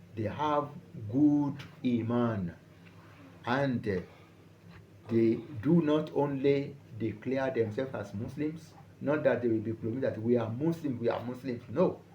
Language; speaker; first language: English; non-native, local second language; Yoruba